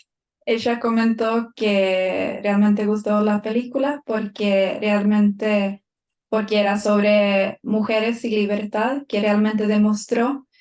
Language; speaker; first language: Spanish; non-native, fluent; Swedish